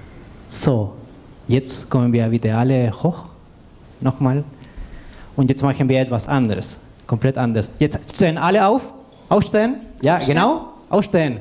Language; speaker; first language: German; non-native, fluent; Spanish